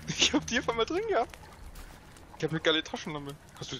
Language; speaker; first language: German; native; German